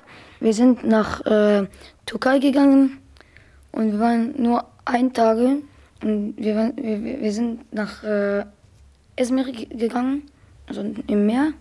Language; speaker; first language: German; early bilingual, other home language; Arabic